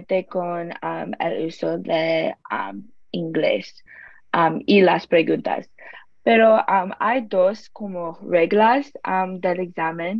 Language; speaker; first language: Spanish; non-native, learner; English